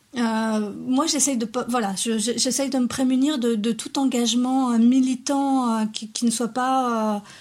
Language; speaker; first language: French; native; French